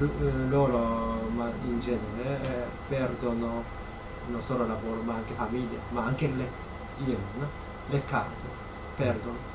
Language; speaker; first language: Italian; non-native, learner; Japanese